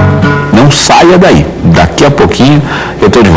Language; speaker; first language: Portuguese; native; Portuguese